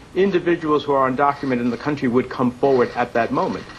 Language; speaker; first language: English; early bilingual, other home language; Spanish